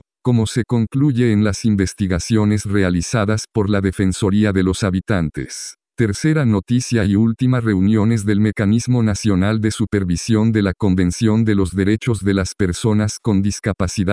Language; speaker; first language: Spanish; native; Spanish